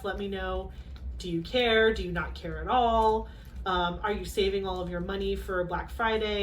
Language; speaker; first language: English; native; English